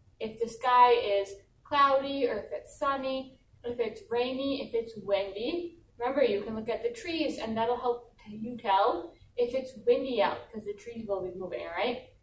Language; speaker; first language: English; native; English